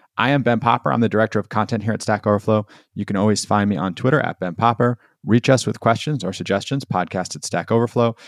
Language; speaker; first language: English; native; English